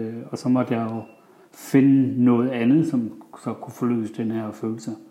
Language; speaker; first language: Danish; early bilingual, other home language; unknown